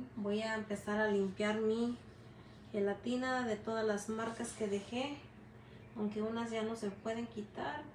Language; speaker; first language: Spanish; early bilingual, heritage; Spanish